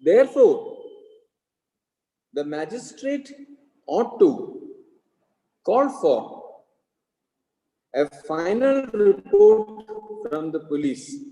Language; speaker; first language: English; non-native, local second language; Malayalam